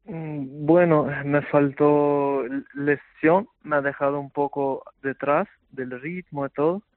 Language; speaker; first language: Spanish; non-native, fluent; Albanian